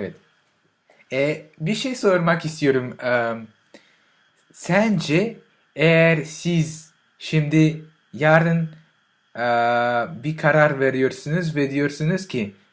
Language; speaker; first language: Turkish; non-native, learner; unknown